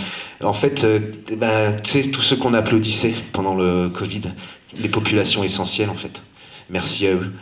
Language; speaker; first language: French; native; French